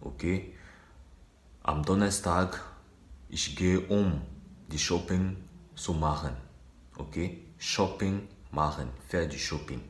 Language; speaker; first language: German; non-native, learner; French